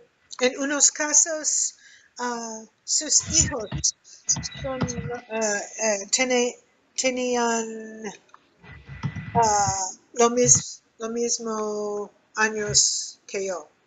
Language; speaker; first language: Spanish; non-native, learner; English